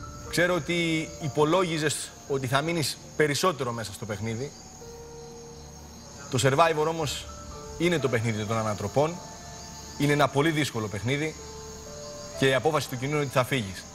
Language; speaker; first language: Greek; native; Greek